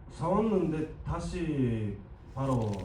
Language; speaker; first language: Korean; non-native, learner; Japanese